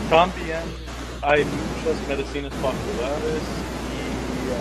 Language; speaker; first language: Spanish; non-native, learner; English